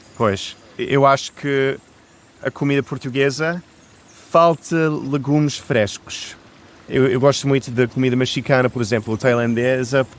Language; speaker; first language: Portuguese; non-native, fluent; English